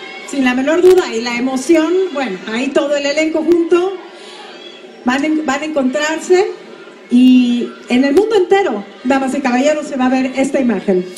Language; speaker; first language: Spanish; native; Spanish